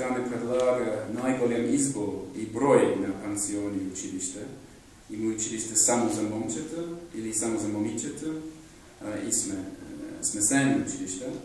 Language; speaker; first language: Bulgarian; non-native, fluent; English